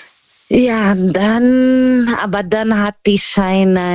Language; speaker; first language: German; non-native, learner; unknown